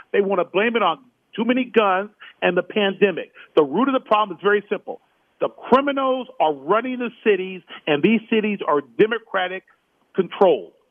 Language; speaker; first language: English; native; English